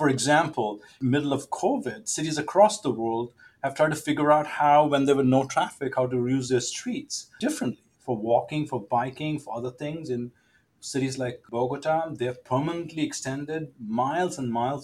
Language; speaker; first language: English; non-native, local second language; Hindi